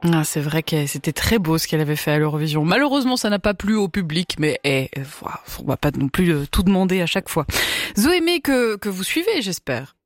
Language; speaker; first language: French; native; French